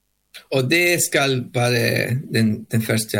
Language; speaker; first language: Norwegian; non-native, learner; Spanish